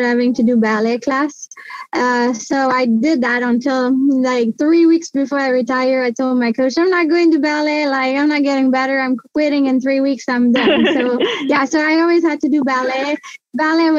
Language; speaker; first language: English; non-native, fluent; French